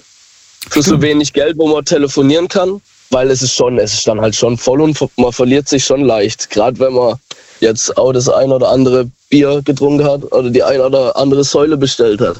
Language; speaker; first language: German; native; German